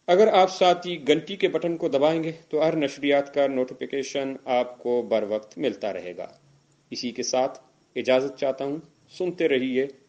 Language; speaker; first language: Urdu; non-native, local second language; Baluchi